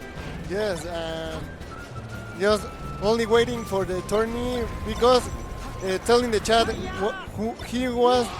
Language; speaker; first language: English; non-native, learner; Spanish